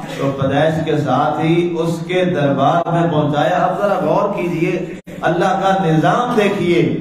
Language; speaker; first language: Urdu; native; Urdu